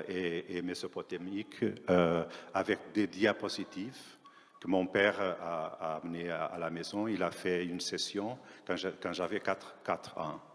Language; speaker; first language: French; non-native, fluent; Portuguese